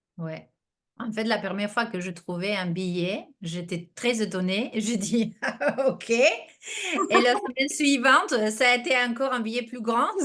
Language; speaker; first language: French; non-native, fluent; Spanish